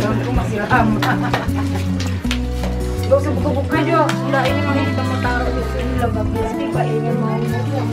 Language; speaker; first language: Indonesian; native; Indonesian